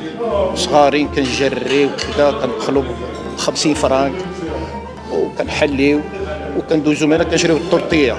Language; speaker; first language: Arabic; native; Arabic